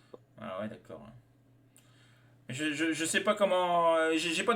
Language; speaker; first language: French; native; French